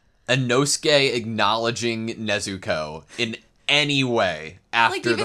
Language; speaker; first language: English; native; English